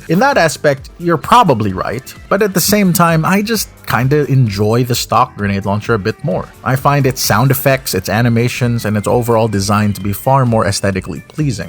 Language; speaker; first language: English; native; English